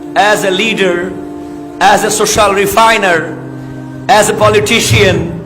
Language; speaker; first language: English; non-native, local second language; Bangla